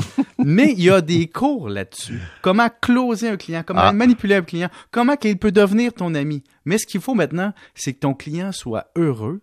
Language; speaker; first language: French; native; French